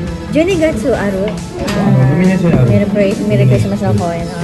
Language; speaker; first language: Japanese; non-native, learner; Filipino